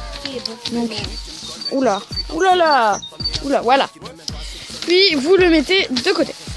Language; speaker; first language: French; native; French